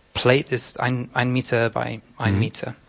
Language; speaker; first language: German; non-native, learner; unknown